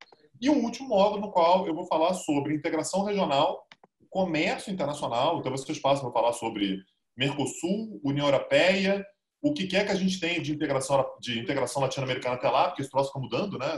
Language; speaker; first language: Portuguese; native; Portuguese